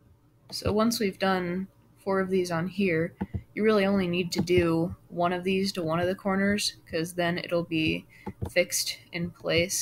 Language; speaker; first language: English; native; English